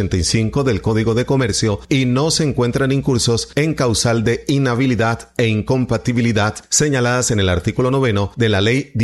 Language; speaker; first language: Spanish; native; Spanish